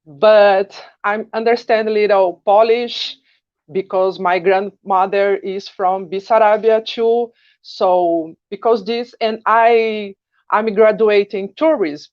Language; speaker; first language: English; non-native, learner; Portuguese